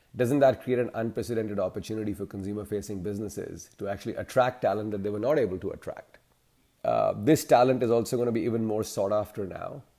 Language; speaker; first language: English; non-native, local second language; Hindi